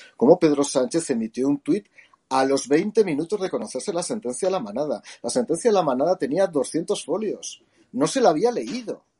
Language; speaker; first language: Spanish; native; Spanish